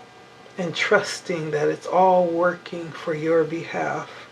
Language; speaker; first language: English; native; English